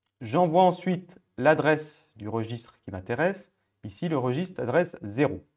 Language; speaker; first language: French; native; French